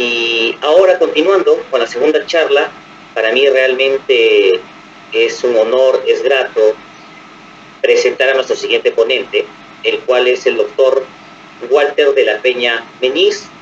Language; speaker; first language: Spanish; native; Spanish